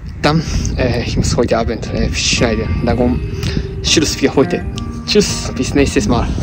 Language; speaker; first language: German; non-native, learner; Japanese